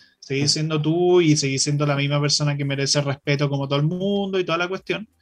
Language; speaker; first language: Spanish; native; Spanish